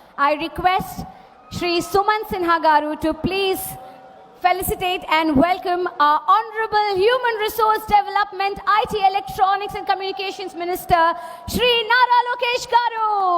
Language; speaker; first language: English; non-native, local second language; Telugu